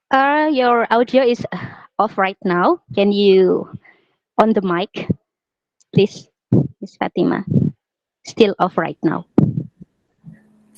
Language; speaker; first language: English; non-native, learner; Indonesian